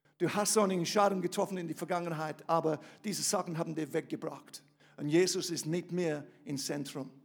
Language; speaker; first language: German; non-native, fluent; English